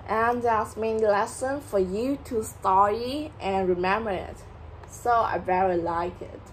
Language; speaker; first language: English; non-native, learner; Vietnamese